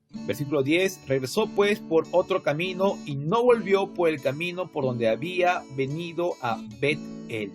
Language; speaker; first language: Spanish; native; Spanish